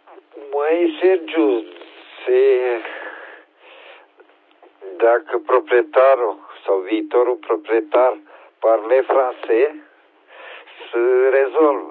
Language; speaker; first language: Romanian; native; Romanian